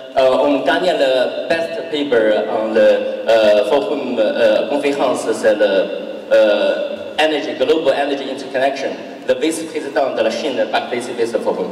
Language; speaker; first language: French; non-native, learner; Chinese